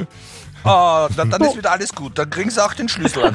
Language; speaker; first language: German; native; German